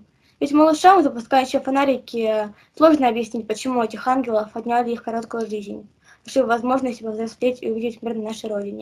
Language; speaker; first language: Russian; native; Russian